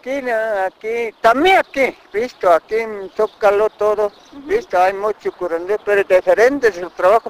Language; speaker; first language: Spanish; non-native, local second language; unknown